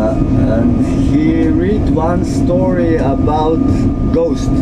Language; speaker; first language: English; non-native, learner; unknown